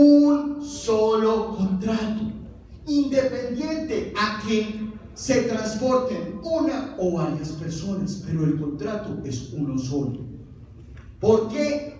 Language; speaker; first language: Spanish; native; Spanish